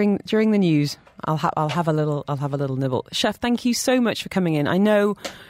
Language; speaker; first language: English; native; English